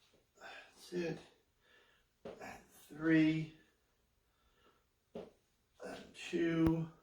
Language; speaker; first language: English; native; English